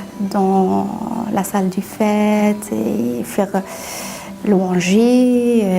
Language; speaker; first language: French; non-native, learner; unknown